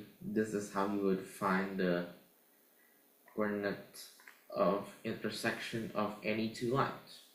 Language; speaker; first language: English; non-native, fluent; Indonesian